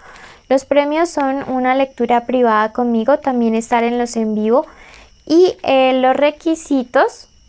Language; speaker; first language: Spanish; native; Spanish